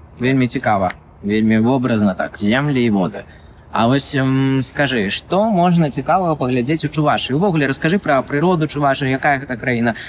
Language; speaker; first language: Belarusian; native; Belarusian